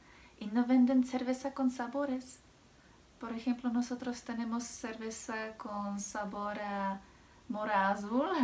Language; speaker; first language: Spanish; non-native, fluent; Czech